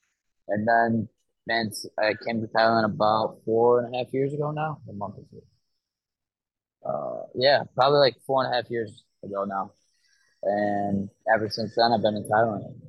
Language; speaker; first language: English; native; English